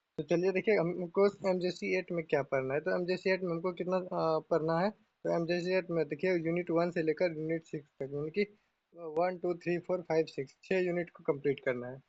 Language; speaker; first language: Hindi; native; Hindi